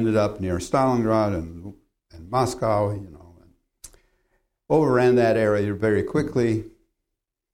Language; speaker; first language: English; early bilingual, other home language; Polish